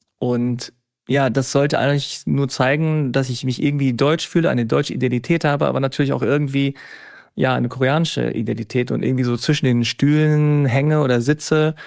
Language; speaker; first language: German; native; German